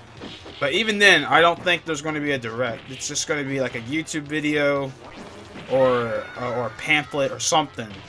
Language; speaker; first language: English; native; English